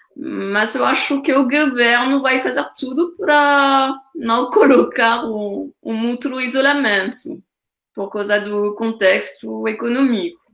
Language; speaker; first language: Portuguese; non-native, fluent; French